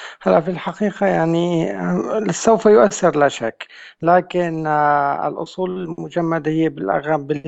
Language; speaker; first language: Arabic; native; Arabic